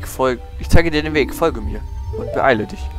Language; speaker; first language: German; native; German